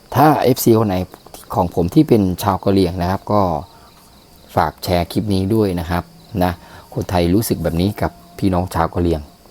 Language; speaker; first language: Thai; native; Thai